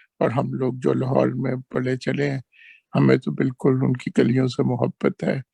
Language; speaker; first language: Urdu; non-native, local second language; Punjabi